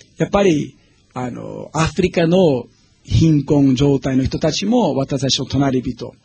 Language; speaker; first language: Japanese; non-native, fluent; English